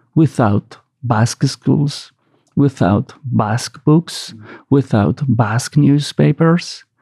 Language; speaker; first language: English; non-native, fluent; Spanish